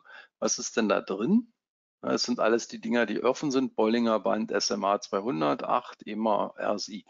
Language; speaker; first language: German; native; German